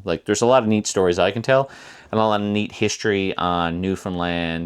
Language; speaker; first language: English; native; English